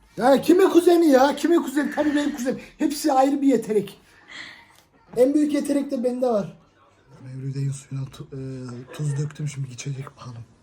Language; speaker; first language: Turkish; early bilingual, heritage; Turkish